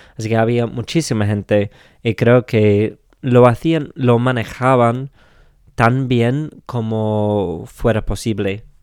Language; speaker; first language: Spanish; non-native, fluent; English